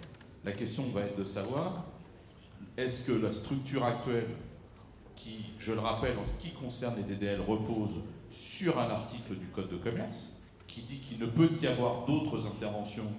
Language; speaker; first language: French; native; French